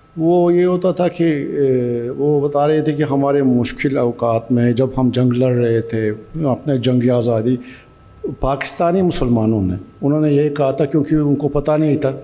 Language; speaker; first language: Urdu; non-native, fluent; Turkish